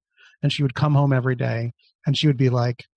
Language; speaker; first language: English; native; English